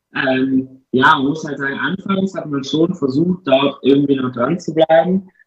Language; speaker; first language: German; native; German